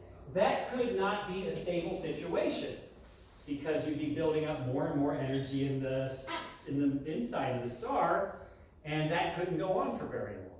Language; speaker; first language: English; native; English